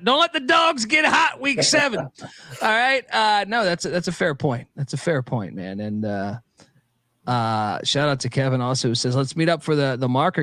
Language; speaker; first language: English; native; English